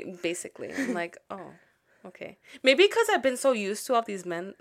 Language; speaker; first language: English; early bilingual, other home language; Spanish